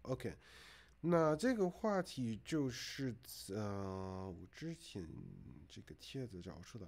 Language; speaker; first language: Chinese; non-native, fluent; English